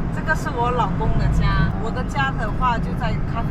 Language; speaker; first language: Chinese; non-native, local second language; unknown